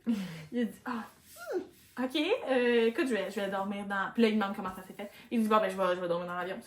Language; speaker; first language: French; native; French